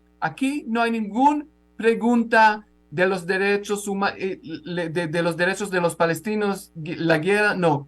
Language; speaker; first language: Spanish; non-native, fluent; Hebrew